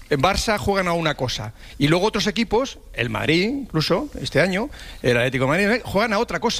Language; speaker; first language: Spanish; native; Spanish